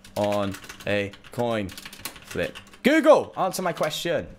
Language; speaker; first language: English; native; English